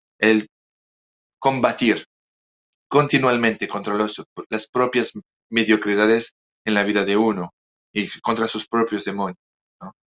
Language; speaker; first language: Spanish; non-native, fluent; French